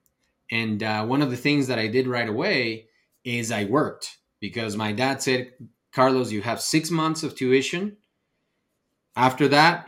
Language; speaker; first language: English; non-native, fluent; Spanish